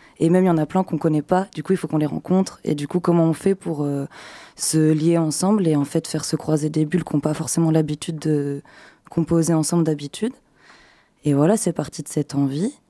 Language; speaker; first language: French; native; French